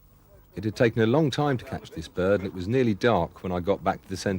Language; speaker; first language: English; native; English